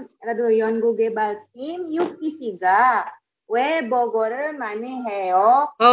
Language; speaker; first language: Korean; non-native, learner; Indonesian